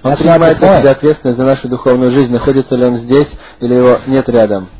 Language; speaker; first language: Russian; native; Russian